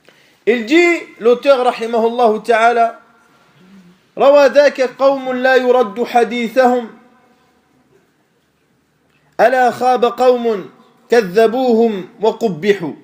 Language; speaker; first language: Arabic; non-native, fluent; French